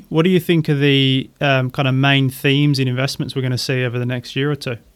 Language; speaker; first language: English; native; English